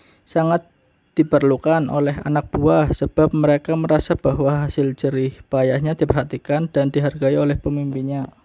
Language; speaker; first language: Indonesian; native; Indonesian